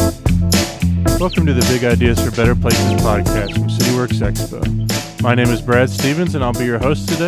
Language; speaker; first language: English; native; English